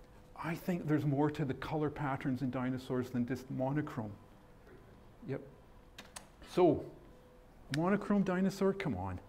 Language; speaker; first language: English; native; English